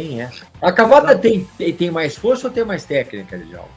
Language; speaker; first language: Portuguese; native; Portuguese